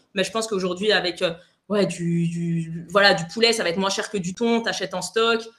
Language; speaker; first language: French; non-native, fluent; Spanish